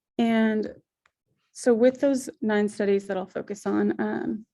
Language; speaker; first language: English; native; English